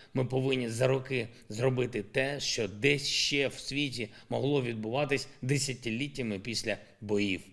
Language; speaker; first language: Ukrainian; non-native, local second language; Russian